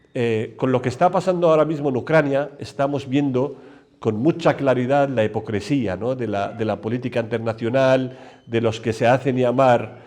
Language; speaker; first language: Spanish; non-native, fluent; Arabic